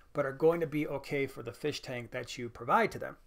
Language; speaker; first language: English; native; English